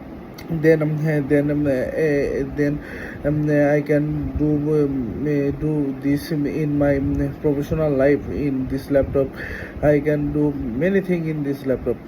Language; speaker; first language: English; non-native, learner; Bangla